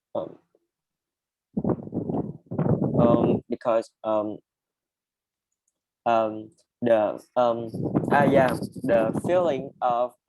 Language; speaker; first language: English; non-native, learner; Vietnamese